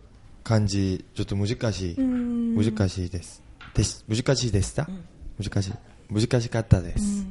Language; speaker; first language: Japanese; non-native, learner; Korean